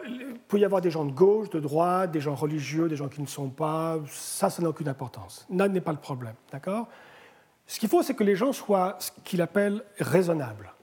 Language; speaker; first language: French; native; French